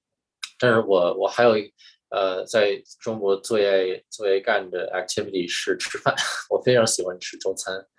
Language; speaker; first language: Chinese; early bilingual, heritage; English